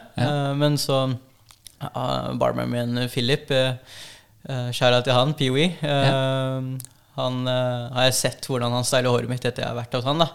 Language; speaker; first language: Norwegian; early bilingual, other home language; Filipino